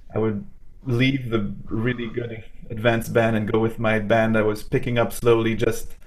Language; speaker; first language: English; non-native, fluent; French